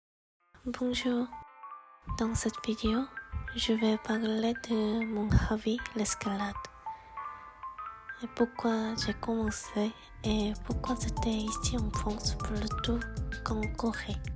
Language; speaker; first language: French; non-native, fluent; Korean